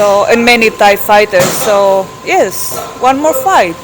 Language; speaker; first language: English; non-native, fluent; Greek